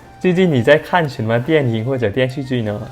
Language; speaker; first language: Chinese; non-native, fluent; Thai